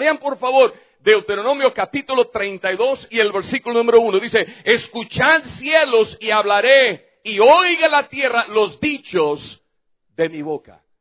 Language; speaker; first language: Spanish; non-native, fluent; English